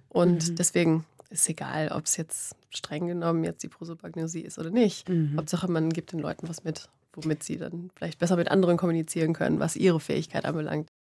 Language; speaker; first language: German; native; German